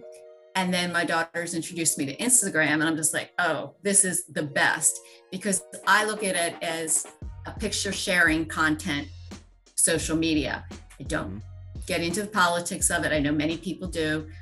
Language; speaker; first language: English; native; English